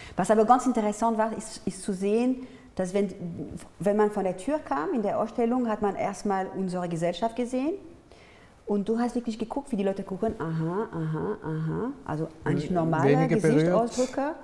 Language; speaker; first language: German; non-native, fluent; French